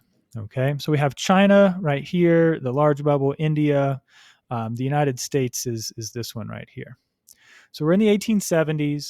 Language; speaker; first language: English; native; English